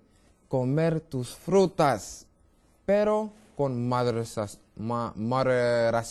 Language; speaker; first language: Spanish; non-native, learner; English